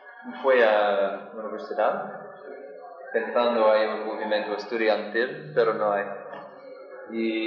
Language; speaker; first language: Spanish; non-native, learner; English